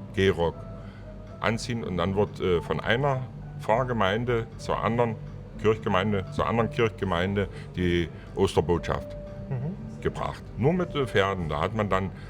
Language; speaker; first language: German; non-native, local second language; Upper Sorbian